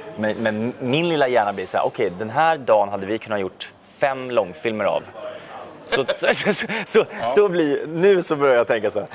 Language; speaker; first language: Swedish; native; Swedish